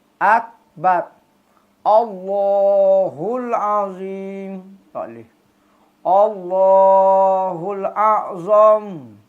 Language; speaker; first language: Malay; native; Malay